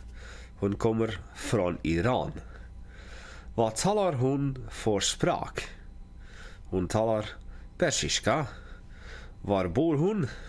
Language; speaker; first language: Swedish; non-native, learner; English